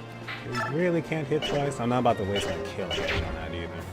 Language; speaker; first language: English; native; English